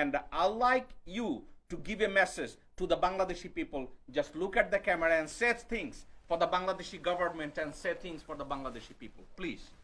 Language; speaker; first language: English; non-native, fluent; Bangla